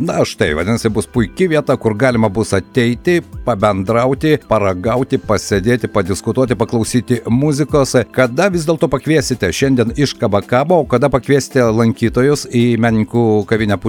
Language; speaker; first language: Lithuanian; native; Lithuanian